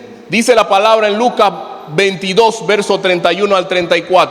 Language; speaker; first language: Spanish; native; Spanish